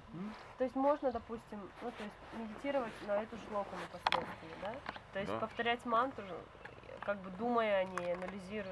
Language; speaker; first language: Russian; native; Russian